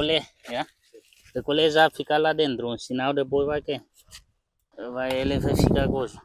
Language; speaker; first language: Portuguese; non-native, learner; Vietnamese